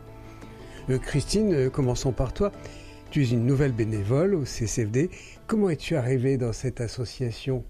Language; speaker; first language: French; native; French